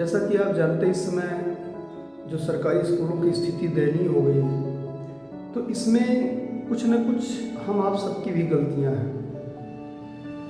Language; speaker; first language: Hindi; native; Hindi